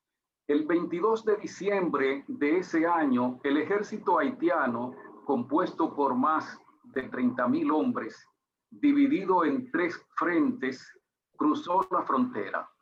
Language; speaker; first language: Spanish; native; Spanish